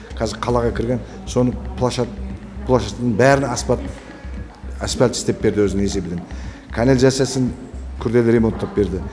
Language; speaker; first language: Kazakh; non-native, local second language; Uzbek